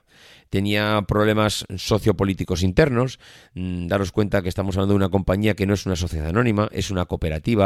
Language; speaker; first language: Spanish; native; Spanish